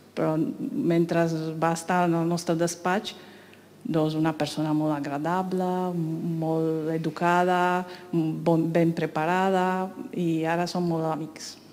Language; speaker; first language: Catalan; non-native, fluent; Romanian